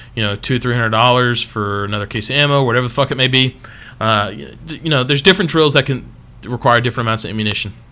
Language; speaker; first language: English; native; English